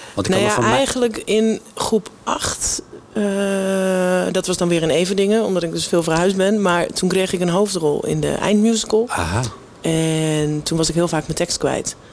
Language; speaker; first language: Dutch; native; Dutch